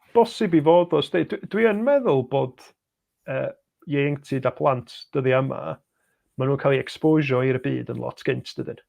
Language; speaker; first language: Welsh; native; Welsh